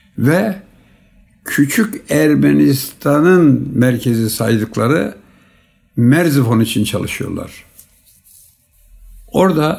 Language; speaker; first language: Turkish; native; Turkish